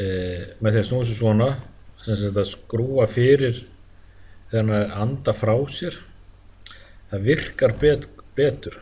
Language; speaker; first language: Icelandic; native; Icelandic